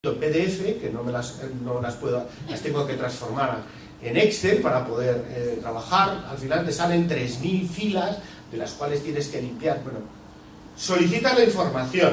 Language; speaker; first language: Spanish; native; Spanish